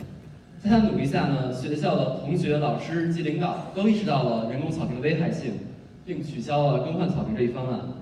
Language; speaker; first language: Chinese; native; Chinese